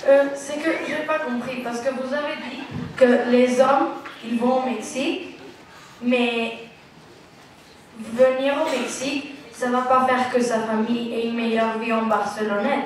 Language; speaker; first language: French; non-native, fluent; Spanish